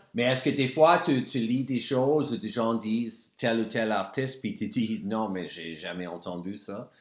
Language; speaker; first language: French; native; French